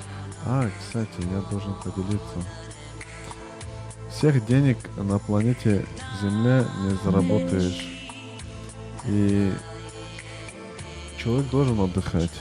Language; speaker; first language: Russian; non-native, local second language; Tajik